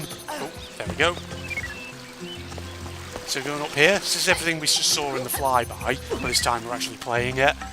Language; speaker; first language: English; native; English